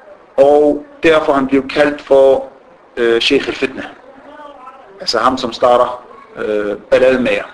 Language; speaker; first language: Danish; non-native, fluent; Arabic